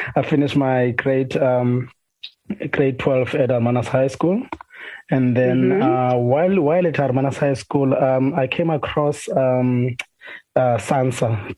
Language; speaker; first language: English; non-native, local second language; Xhosa